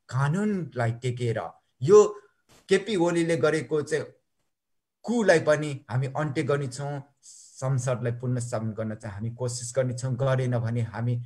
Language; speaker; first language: Nepali; non-native, local second language; Newari